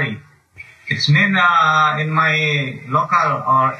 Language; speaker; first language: English; non-native, learner; Indonesian